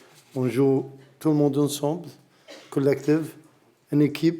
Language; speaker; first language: French; non-native, learner; Arabic